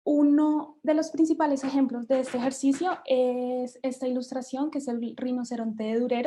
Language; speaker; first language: Spanish; native; Spanish